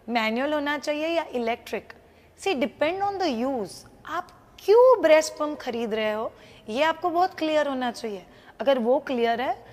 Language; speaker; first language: Hindi; non-native, local second language; Marathi